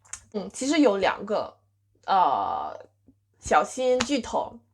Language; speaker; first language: Chinese; non-native, fluent; English